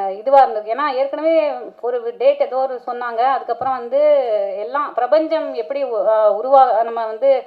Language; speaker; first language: Tamil; native; Tamil